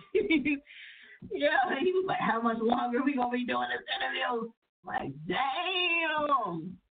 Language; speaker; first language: English; native; English